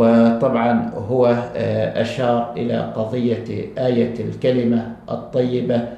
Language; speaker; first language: Arabic; native; Arabic